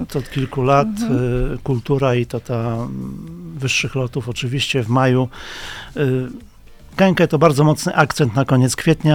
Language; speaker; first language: Polish; native; Polish